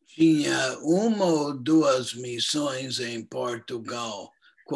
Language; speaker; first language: Portuguese; non-native, fluent; English